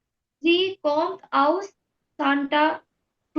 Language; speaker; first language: German; non-native, learner; Urdu